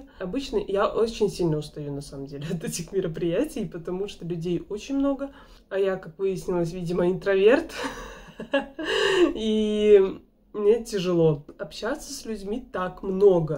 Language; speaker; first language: Russian; native; Russian